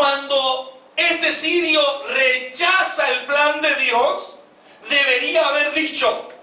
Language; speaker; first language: Spanish; native; Spanish